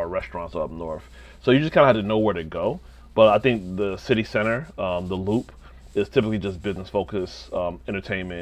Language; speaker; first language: English; native; English